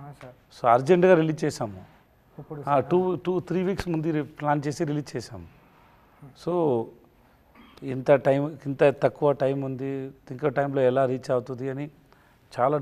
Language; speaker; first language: Telugu; non-native, learner; Tamil